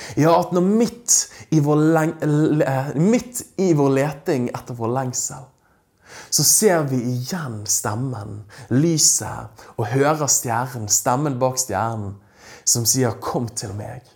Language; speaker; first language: Norwegian; native; Norwegian